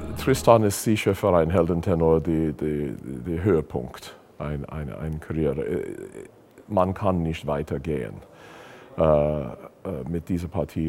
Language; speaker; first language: German; non-native, learner; English